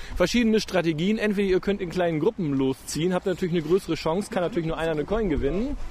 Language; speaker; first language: German; native; German